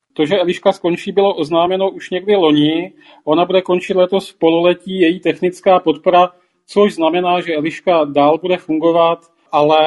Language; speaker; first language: Czech; native; Czech